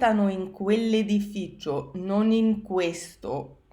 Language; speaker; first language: Italian; non-native, fluent; English